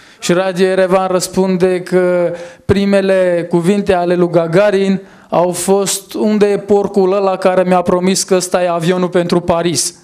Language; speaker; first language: Romanian; non-native, fluent; Armenian